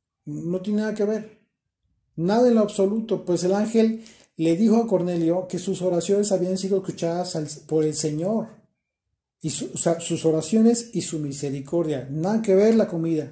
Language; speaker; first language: Spanish; native; Spanish